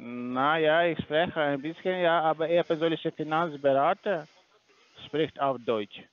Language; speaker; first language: German; non-native, learner; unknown